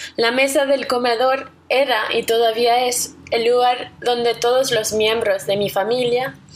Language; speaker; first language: Spanish; non-native, learner; English